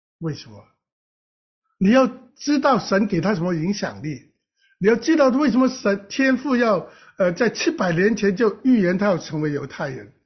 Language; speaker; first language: Chinese; non-native, local second language; Cantonese